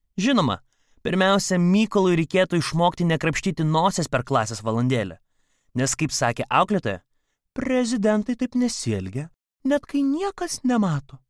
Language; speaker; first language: Lithuanian; native; Lithuanian